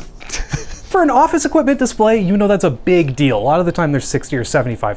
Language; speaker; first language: English; native; English